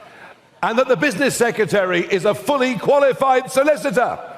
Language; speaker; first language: English; native; English